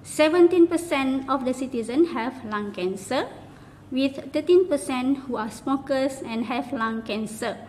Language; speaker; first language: English; non-native, local second language; Malay